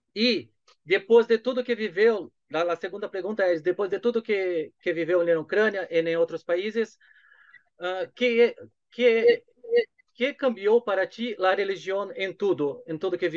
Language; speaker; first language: Spanish; non-native, learner; Portuguese